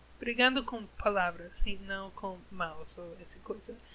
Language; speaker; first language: Portuguese; non-native, learner; English